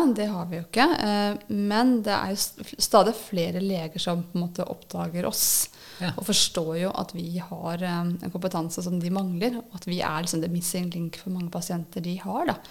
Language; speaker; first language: Norwegian; native; Norwegian